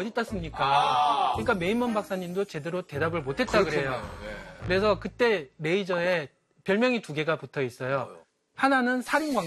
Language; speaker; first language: Korean; native; Korean